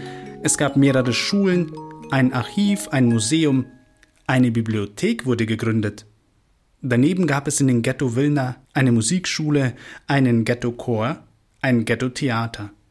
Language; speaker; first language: German; native; German